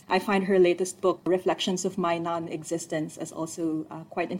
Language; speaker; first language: English; non-native, local second language; Filipino